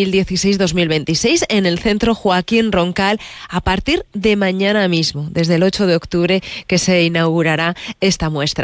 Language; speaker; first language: Spanish; native; Spanish